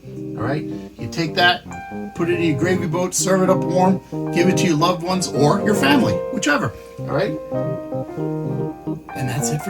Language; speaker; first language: English; native; English